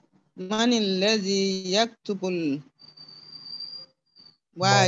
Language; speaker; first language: Arabic; non-native, learner; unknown